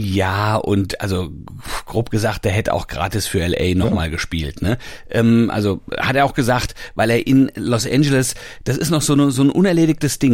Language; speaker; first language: German; native; German